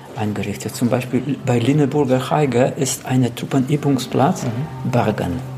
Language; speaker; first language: German; non-native, learner; Polish